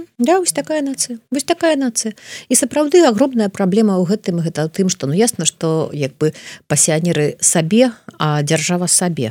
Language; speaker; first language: Belarusian; non-native, local second language; Russian